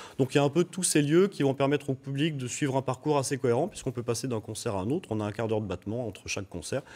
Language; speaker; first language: French; native; French